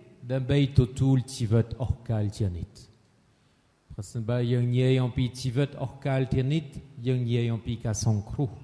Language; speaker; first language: Khmer; non-native, fluent; French